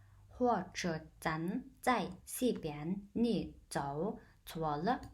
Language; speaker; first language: Chinese; non-native, fluent; Mongolian